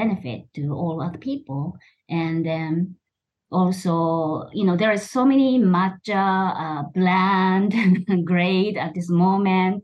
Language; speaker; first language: English; non-native, fluent; Japanese